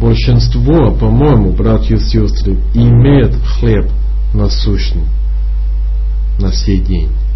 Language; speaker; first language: Russian; non-native, fluent; English